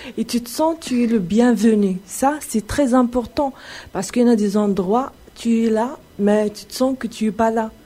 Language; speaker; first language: French; non-native, local second language; Arabic